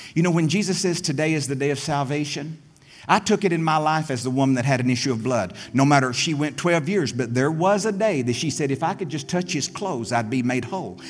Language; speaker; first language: English; native; English